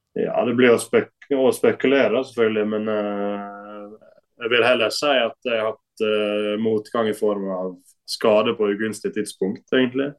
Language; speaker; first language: Norwegian; native; Norwegian